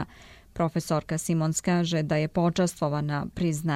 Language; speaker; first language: Serbian; native; Serbian